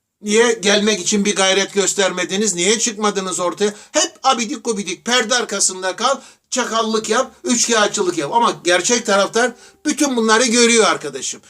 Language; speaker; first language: Turkish; native; Turkish